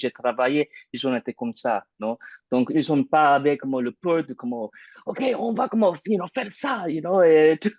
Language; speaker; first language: French; non-native, fluent; English